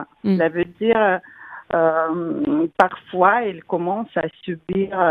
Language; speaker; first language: French; non-native, fluent; Russian